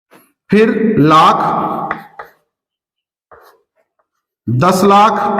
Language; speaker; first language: Hindi; native; Hindi